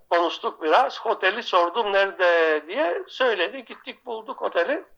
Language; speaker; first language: Turkish; non-native, local second language; Greek